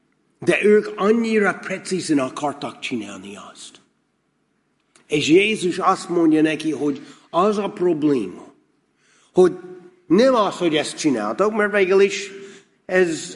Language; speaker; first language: Hungarian; non-native, fluent; English